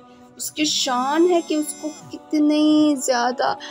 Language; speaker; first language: Urdu; native; Urdu